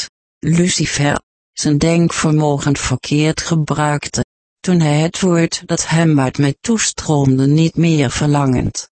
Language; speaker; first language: Dutch; native; Dutch